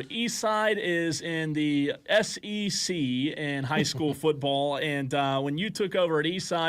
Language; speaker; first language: English; native; English